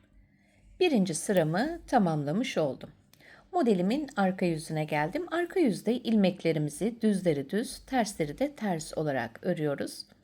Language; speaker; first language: Turkish; native; Turkish